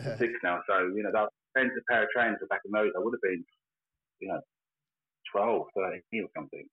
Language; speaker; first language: English; native; English